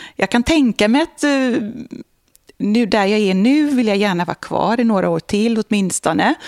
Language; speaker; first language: Swedish; native; Swedish